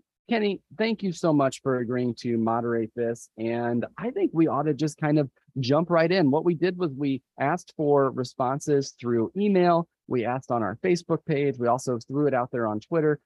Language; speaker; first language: English; native; English